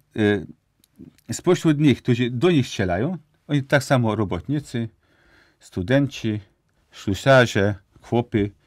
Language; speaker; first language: Polish; non-native, fluent; Hungarian